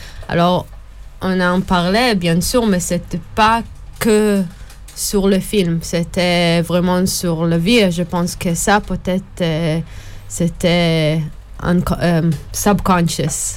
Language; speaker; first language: French; non-native, learner; Hebrew